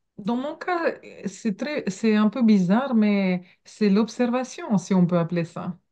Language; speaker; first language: French; non-native, fluent; Romanian